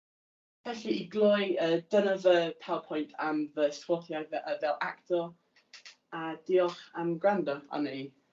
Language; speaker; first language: Welsh; non-native, learner; English